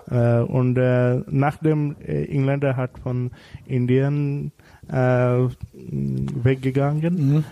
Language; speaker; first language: German; non-native, learner; Bangla